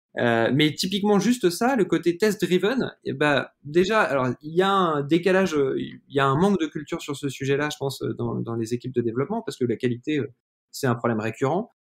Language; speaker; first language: French; native; French